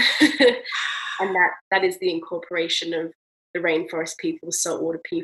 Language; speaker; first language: English; native; English